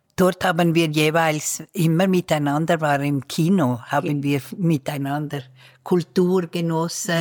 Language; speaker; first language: German; native; German